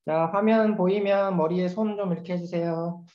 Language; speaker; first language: Korean; native; Korean